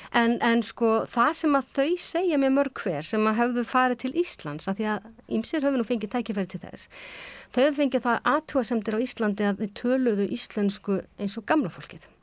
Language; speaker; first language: Icelandic; native; Icelandic